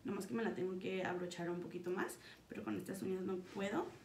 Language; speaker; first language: Spanish; early bilingual, heritage; Spanish